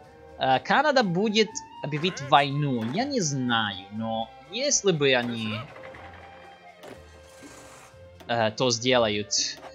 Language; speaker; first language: Russian; non-native, learner; English